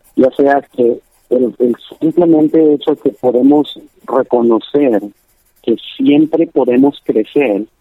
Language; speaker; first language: Spanish; early bilingual, heritage; Spanish